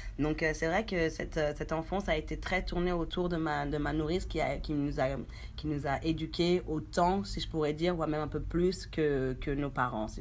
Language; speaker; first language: French; early bilingual, other home language; Haitian Creole